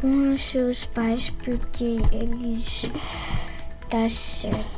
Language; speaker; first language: Portuguese; early bilingual, heritage; Portuguese